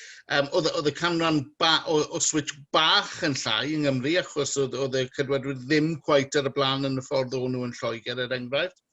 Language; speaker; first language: Welsh; native; Welsh